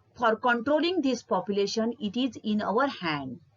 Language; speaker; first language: English; non-native, local second language; Marathi